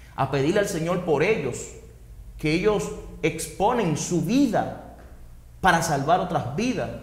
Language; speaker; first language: Spanish; native; Spanish